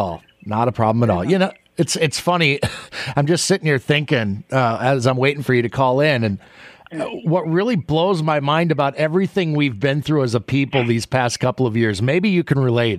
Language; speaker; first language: English; native; English